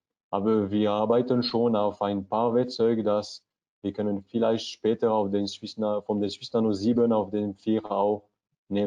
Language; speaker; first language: German; non-native, learner; French